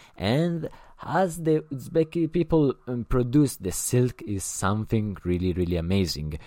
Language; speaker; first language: English; non-native, learner; Italian